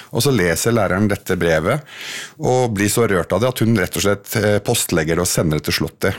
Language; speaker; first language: Norwegian; early bilingual, other home language; Arabic